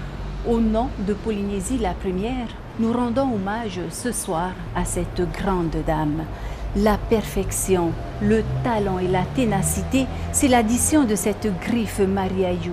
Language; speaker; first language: French; native; French